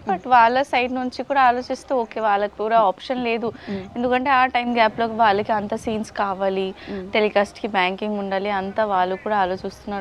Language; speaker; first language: Telugu; non-native, learner; Bangla